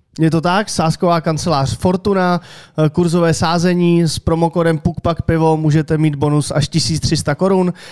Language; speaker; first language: Czech; native; Czech